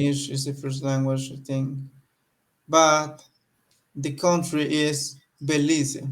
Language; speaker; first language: English; non-native, learner; Spanish